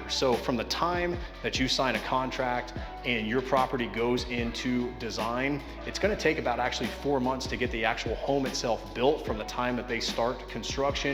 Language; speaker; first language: English; native; English